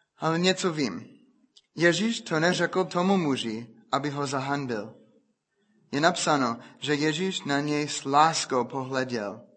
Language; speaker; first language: Czech; non-native, fluent; English